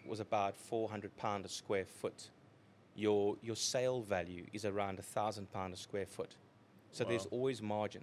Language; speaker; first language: English; native; English